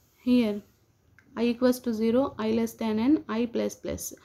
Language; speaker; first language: English; non-native, local second language; Telugu